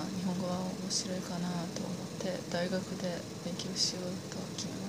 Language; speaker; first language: Japanese; non-native, learner; Persian